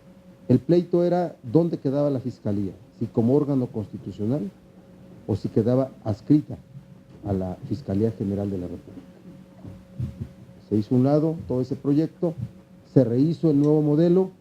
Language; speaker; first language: Spanish; native; Spanish